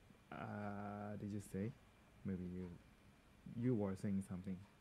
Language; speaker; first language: English; non-native, learner; Japanese